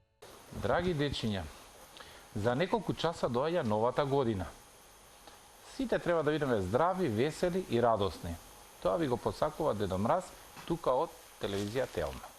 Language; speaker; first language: Macedonian; native; Macedonian